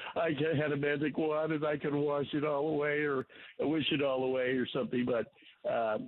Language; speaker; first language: English; native; English